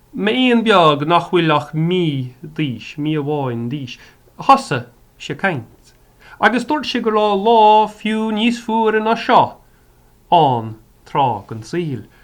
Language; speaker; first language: Irish; native; Irish